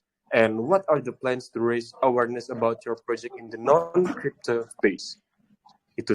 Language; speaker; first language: English; non-native, learner; Indonesian